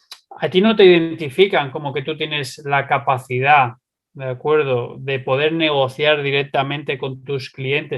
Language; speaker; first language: Spanish; native; Spanish